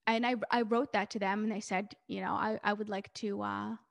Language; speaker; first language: English; early bilingual, other home language; Hebrew